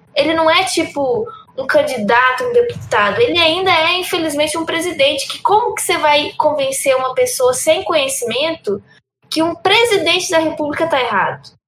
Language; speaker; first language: Portuguese; early bilingual, heritage; Portuguese